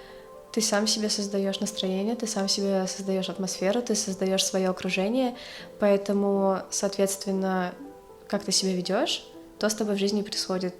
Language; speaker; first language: Russian; native; Russian